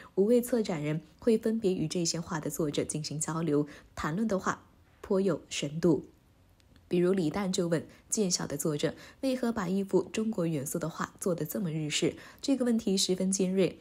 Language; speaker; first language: Chinese; native; Chinese